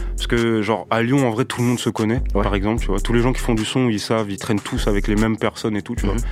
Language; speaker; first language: French; early bilingual, other home language; Romanian